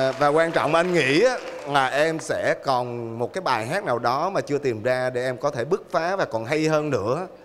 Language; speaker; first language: Vietnamese; native; Vietnamese